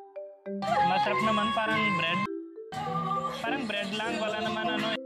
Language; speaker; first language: Filipino; non-native, learner; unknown